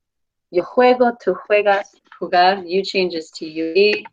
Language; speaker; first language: Spanish; non-native, fluent; English